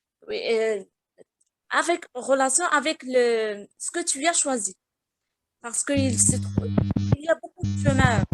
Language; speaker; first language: French; non-native, local second language; Arabic